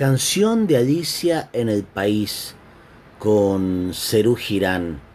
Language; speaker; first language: Spanish; native; Spanish